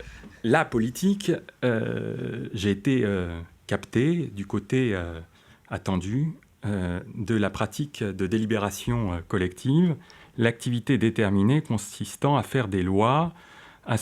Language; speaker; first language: French; native; French